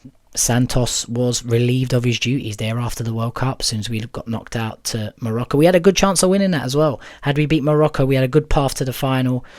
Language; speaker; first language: English; native; English